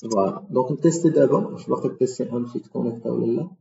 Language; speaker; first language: French; non-native, local second language; Arabic